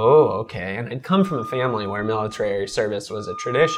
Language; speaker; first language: English; native; English